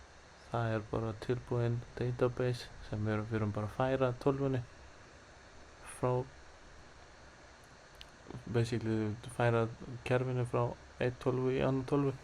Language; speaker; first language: Icelandic; non-native, learner; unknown